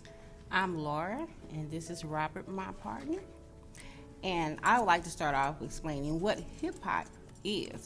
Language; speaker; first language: English; native; English